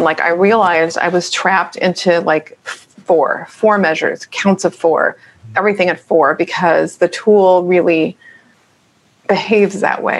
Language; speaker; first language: English; native; English